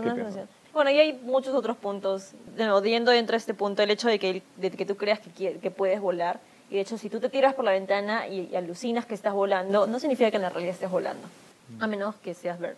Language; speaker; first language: Spanish; native; Spanish